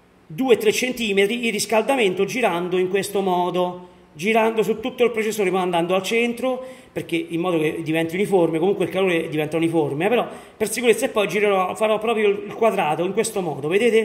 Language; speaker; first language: Italian; native; Italian